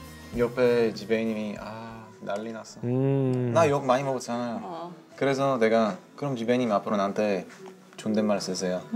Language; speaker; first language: Korean; non-native, learner; Bulgarian